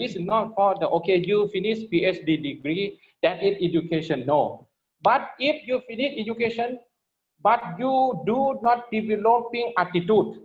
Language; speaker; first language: English; non-native, learner; Lao